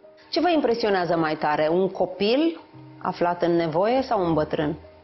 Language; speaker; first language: Romanian; native; Romanian